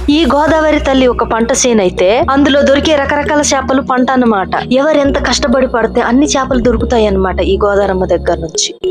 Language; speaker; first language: Telugu; non-native, local second language; Koya